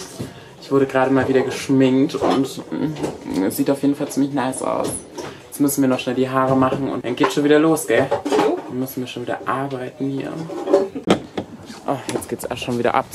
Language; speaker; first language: German; native; German